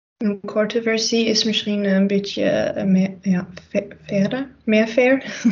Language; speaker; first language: Dutch; non-native, learner; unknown